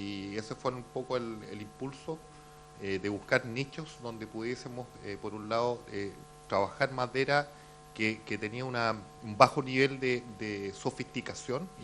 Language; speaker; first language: Spanish; native; Spanish